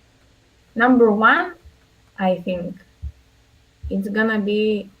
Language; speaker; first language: English; non-native, learner; Russian